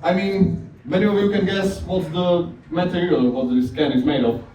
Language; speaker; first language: English; non-native, fluent; Czech